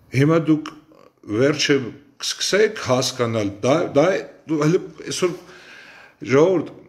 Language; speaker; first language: Armenian; native; Armenian